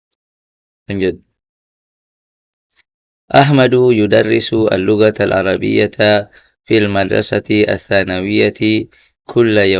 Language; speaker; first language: Arabic; non-native, fluent; Indonesian